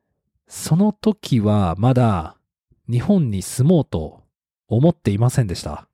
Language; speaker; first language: Japanese; non-native, fluent; English